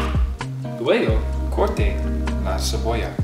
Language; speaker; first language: Spanish; non-native, learner; English